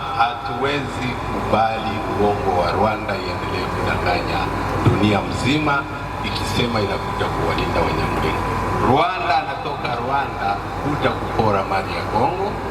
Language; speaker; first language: Swahili; non-native, local second language; Kinyarwanda